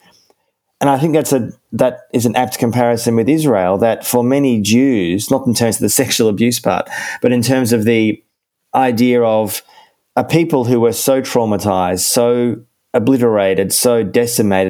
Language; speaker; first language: English; native; English